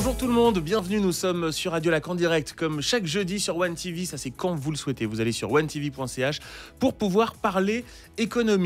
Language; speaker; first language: French; native; French